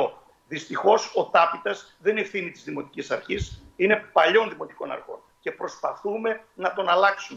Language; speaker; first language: Greek; native; Greek